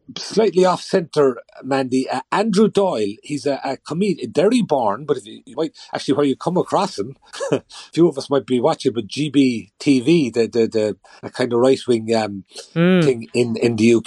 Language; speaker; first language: English; native; English